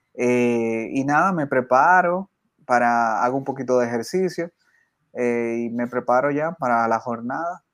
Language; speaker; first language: Spanish; native; Spanish